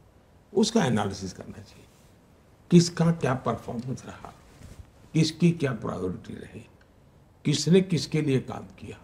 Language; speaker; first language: Hindi; non-native, local second language; Gujarati